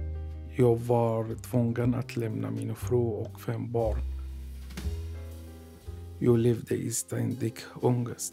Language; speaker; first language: Swedish; non-native, learner; Arabic